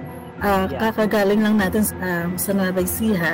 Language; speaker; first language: English; non-native, local second language; Filipino